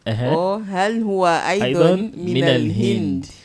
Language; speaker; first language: Arabic; non-native, learner; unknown